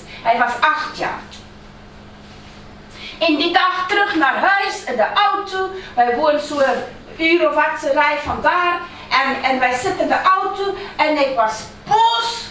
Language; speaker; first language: Dutch; non-native, fluent; Afrikaans